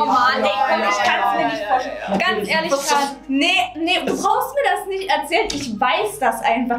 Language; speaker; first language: German; native; German